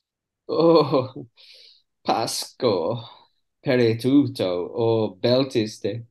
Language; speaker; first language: Greek; non-native, fluent; English